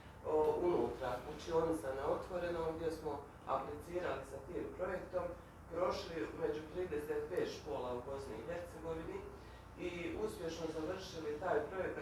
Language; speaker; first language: Bosnian; native; Bosnian